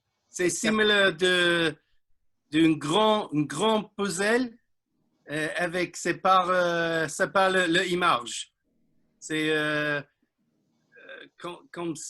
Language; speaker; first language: French; non-native, learner; English